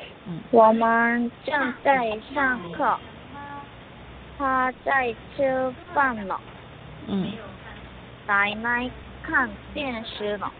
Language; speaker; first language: Chinese; non-native, learner; Korean